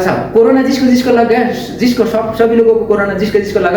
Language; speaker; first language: Hindi; non-native, local second language; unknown